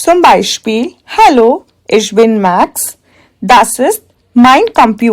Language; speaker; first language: German; non-native, fluent; Hindi